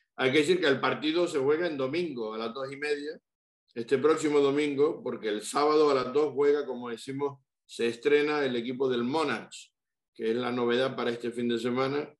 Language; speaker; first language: Spanish; native; Spanish